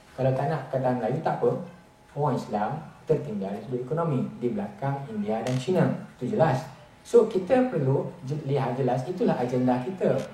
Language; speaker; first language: Malay; native; Malay